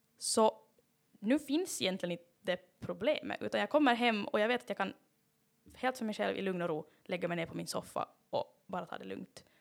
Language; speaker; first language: Swedish; native; Swedish